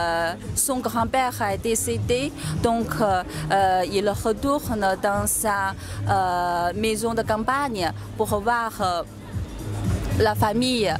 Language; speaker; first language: French; non-native, learner; Chinese